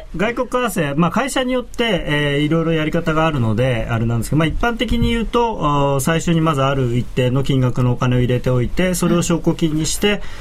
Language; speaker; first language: Japanese; native; Japanese